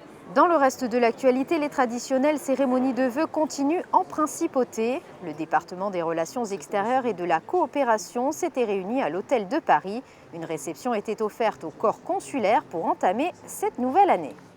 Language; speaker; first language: French; native; French